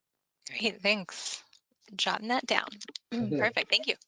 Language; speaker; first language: English; native; English